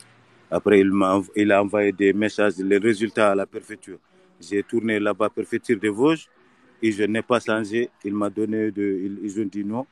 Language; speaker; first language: French; non-native, learner; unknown